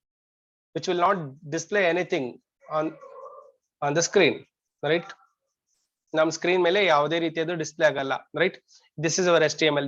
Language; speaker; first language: English; non-native, local second language; Kannada